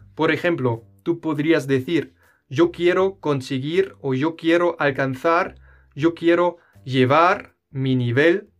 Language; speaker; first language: Spanish; non-native, fluent; German